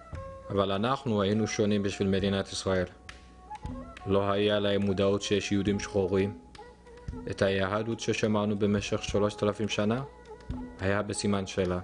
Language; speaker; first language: Hebrew; early bilingual, other home language; Amharic